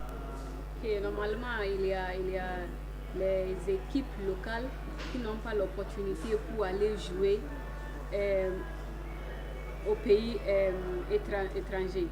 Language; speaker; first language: French; non-native, learner; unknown